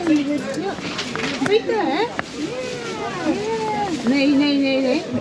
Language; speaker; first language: Dutch; non-native, learner; Japanese